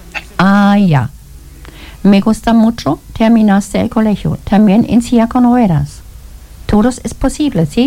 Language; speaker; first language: Spanish; non-native, learner; German